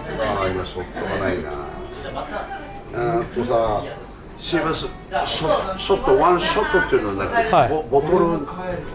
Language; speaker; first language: Japanese; native; Japanese